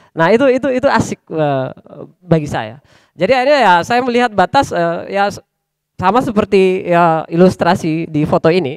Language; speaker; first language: Indonesian; native; Indonesian